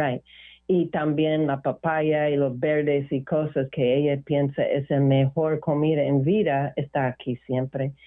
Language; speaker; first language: Spanish; non-native, learner; English